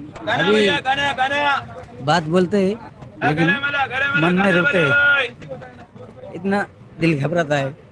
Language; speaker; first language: Hindi; non-native, local second language; Odia